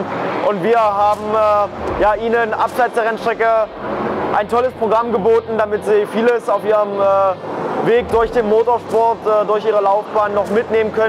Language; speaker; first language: German; native; German